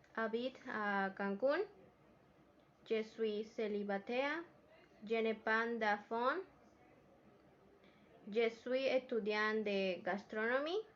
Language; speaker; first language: French; non-native, learner; Spanish